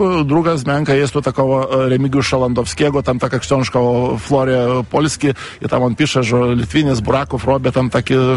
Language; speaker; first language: Polish; non-native, fluent; Lithuanian